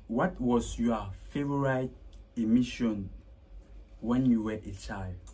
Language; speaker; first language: English; non-native, local second language; French